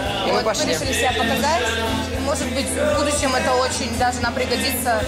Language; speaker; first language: Russian; native; Russian